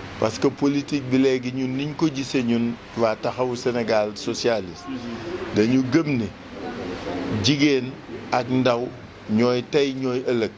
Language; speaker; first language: Wolof; native; Wolof